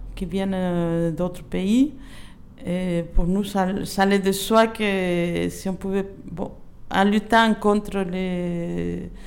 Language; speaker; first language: French; non-native, fluent; Spanish